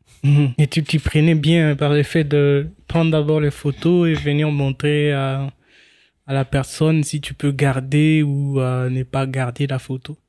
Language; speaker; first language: French; non-native, local second language; Swahili